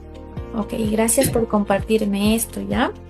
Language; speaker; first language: Spanish; native; Spanish